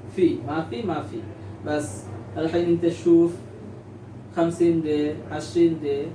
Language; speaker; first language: Arabic; non-native, learner; Bangla